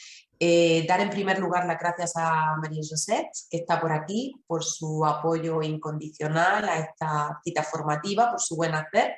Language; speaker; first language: Spanish; native; Spanish